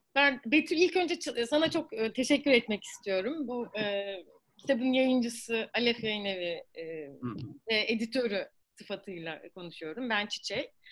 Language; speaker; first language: Turkish; native; Turkish